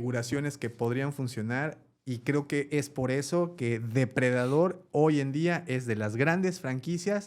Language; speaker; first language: Spanish; native; Spanish